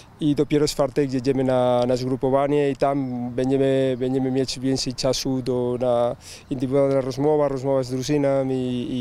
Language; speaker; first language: Polish; non-native, learner; Spanish